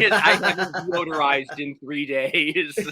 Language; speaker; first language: English; native; English